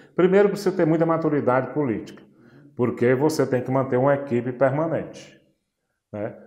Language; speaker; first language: Portuguese; native; Portuguese